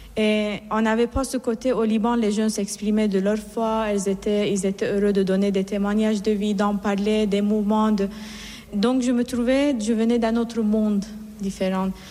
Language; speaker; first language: French; non-native, fluent; Assyrian Neo-Aramaic